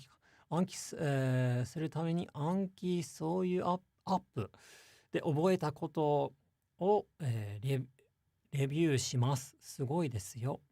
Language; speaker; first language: Japanese; non-native, fluent; English